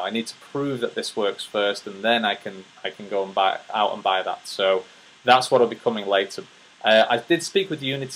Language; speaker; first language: English; native; English